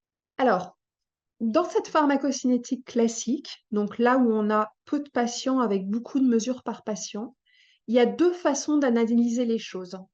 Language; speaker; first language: French; native; French